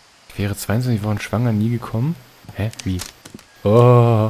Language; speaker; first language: German; native; German